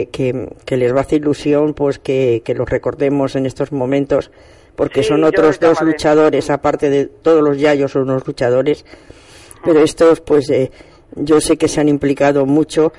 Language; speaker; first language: Spanish; native; Spanish